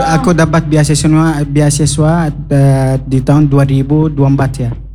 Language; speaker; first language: Indonesian; non-native, learner; Arabic